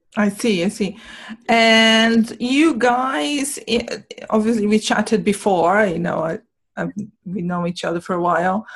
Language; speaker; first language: English; non-native, fluent; Portuguese